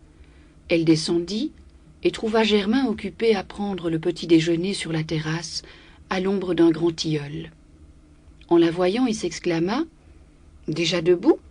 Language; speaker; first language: French; native; French